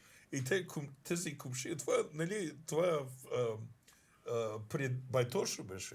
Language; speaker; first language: Bulgarian; non-native, fluent; English